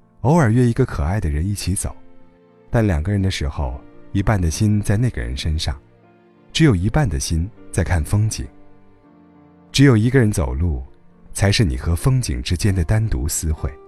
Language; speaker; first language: Chinese; native; Chinese